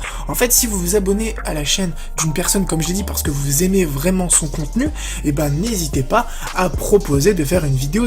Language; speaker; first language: French; native; French